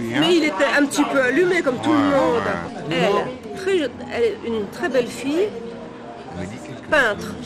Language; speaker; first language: French; native; French